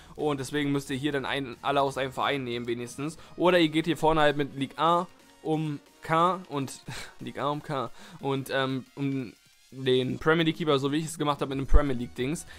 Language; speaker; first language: German; native; German